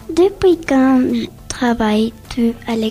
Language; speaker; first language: French; non-native, learner; Spanish